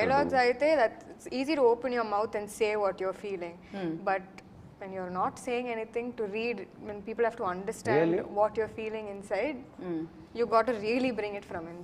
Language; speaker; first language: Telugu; non-native, local second language; Tamil